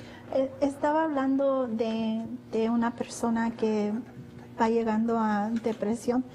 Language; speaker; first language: Spanish; early bilingual, heritage; Spanish